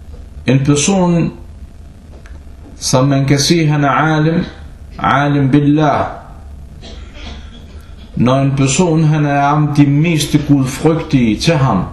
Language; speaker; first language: Danish; early bilingual, other home language; Arabic